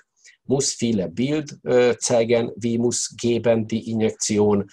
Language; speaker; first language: German; non-native, learner; Hungarian